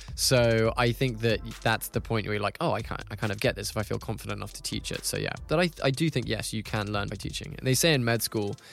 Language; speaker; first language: English; native; English